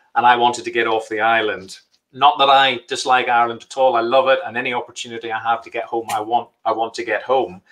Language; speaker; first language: English; native; English